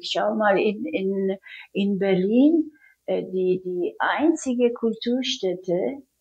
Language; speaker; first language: German; early bilingual, other home language; Turkish